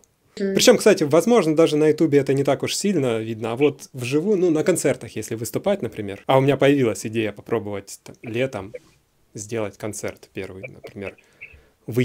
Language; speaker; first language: Russian; native; Russian